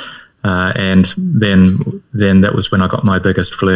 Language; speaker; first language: English; native; English